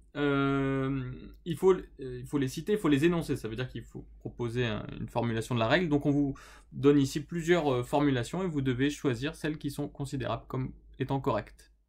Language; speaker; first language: French; native; French